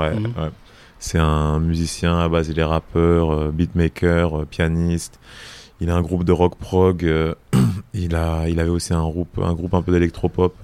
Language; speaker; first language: French; native; French